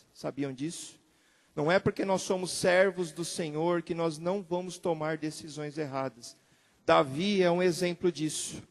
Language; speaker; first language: Portuguese; native; Portuguese